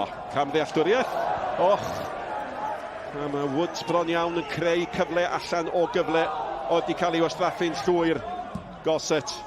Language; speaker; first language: Welsh; native; Welsh